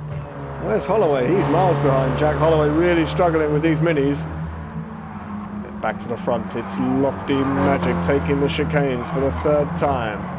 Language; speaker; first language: English; native; English